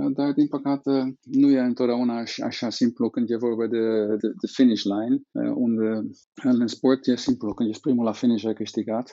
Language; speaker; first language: Romanian; non-native, fluent; Dutch